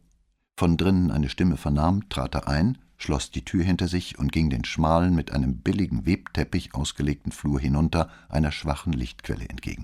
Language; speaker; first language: German; native; German